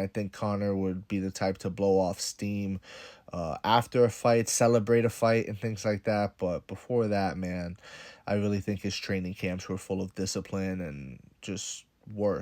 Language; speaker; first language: English; native; English